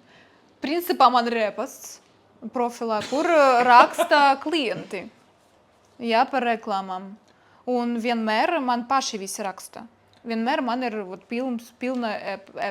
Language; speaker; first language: Latvian; non-native, local second language; Russian